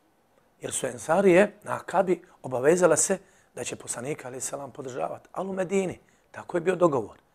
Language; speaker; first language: Serbian; native; Serbian